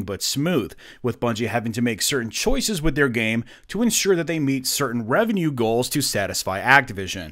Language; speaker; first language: English; native; English